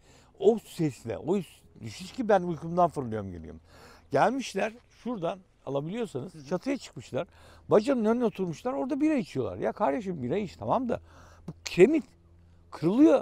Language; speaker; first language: Turkish; native; Turkish